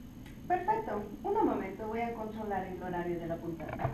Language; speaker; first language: Italian; non-native, learner; English